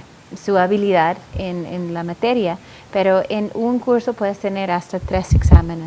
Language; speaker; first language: Spanish; non-native, fluent; English